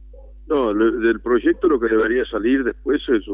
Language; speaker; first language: Spanish; native; Spanish